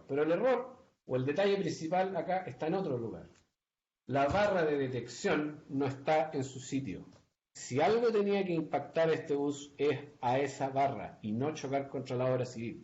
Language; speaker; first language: Spanish; native; Spanish